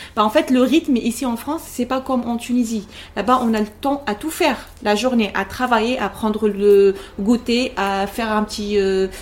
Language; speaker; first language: French; non-native, local second language; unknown